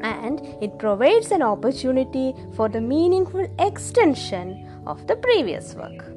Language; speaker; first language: English; non-native, local second language; Malayalam